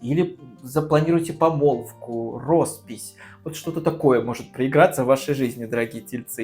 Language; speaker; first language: Russian; native; Russian